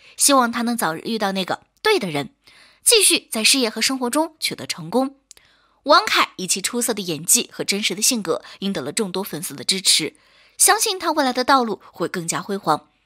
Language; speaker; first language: Chinese; native; Chinese